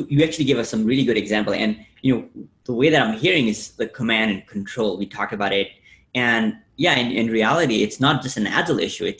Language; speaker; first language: English; non-native, local second language; Nepali